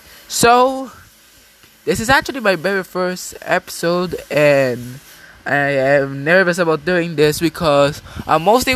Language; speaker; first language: English; non-native, local second language; Filipino